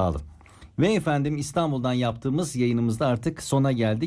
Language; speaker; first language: Turkish; native; Turkish